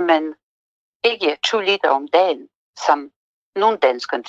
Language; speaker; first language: Danish; non-native, fluent; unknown